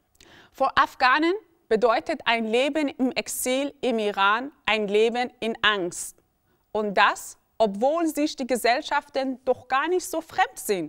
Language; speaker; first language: German; early bilingual, other home language; Persian